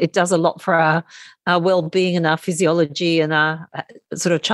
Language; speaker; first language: English; native; English